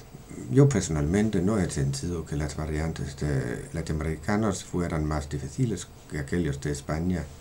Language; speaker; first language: Spanish; non-native, fluent; Danish